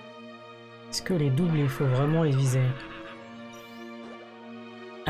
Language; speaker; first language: French; native; French